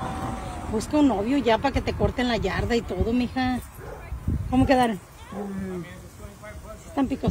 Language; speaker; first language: Spanish; native; Spanish